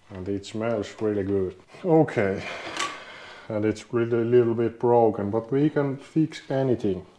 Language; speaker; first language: English; non-native, learner; Finnish